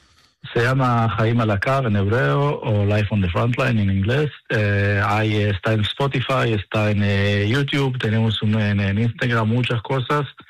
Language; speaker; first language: Spanish; non-native, fluent; Hebrew